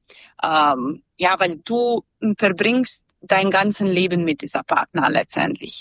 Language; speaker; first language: German; non-native, learner; Serbian